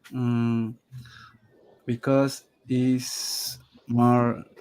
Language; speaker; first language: English; non-native, learner; Spanish